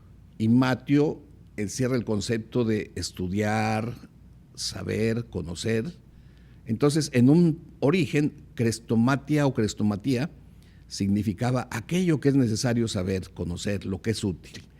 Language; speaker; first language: Spanish; native; Spanish